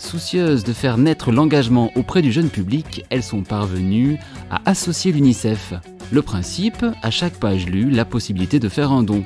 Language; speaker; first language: French; native; French